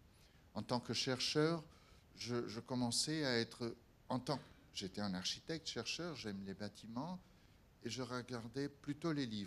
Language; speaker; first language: French; non-native, fluent; Portuguese